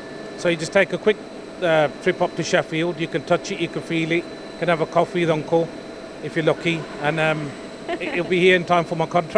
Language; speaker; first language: English; native; English